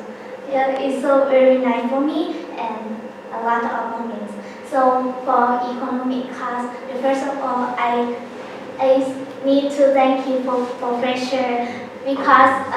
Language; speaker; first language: English; non-native, learner; Lao